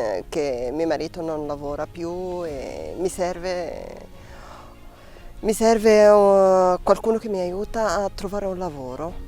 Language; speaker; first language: Italian; non-native, learner; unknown